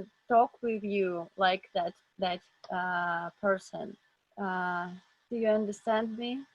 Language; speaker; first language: English; non-native, learner; Russian